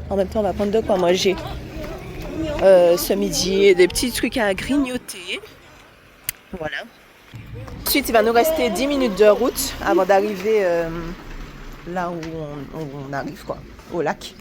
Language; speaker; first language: French; native; French